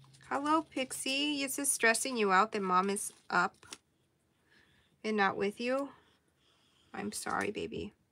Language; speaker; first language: English; native; English